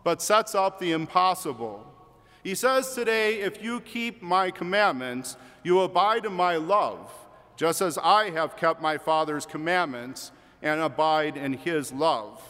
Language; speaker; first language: English; native; English